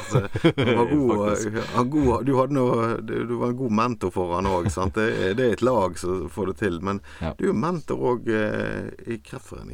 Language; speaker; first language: Norwegian; native; Norwegian